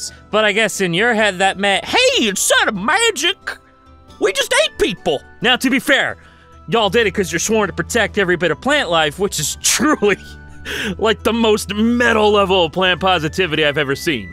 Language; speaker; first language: English; native; English